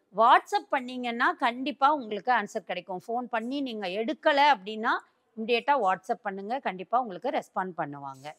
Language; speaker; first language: Tamil; native; Tamil